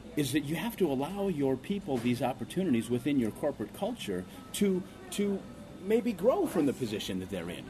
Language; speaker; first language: English; native; English